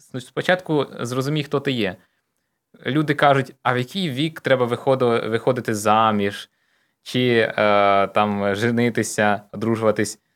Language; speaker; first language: Ukrainian; non-native, local second language; Russian